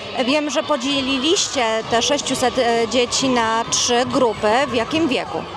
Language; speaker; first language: Polish; native; Polish